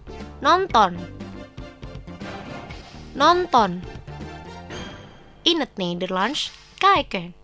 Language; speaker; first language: Dutch; non-native, fluent; Indonesian